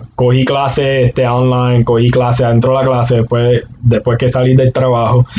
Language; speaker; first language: Spanish; native; Spanish